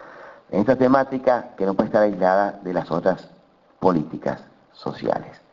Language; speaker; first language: Spanish; native; Spanish